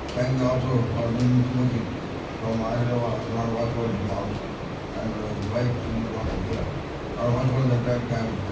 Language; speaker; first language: English; non-native, local second language; Telugu